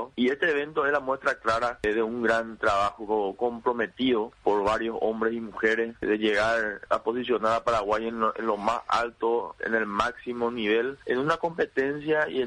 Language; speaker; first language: Spanish; native; Spanish